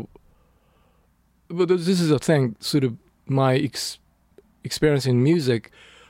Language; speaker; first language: English; non-native, fluent; Japanese